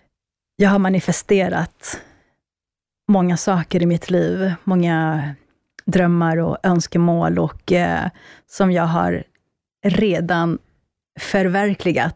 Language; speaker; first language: Swedish; early bilingual, other home language; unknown